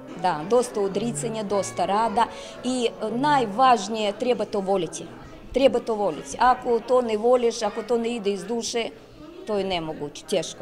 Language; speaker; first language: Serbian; non-native, fluent; Russian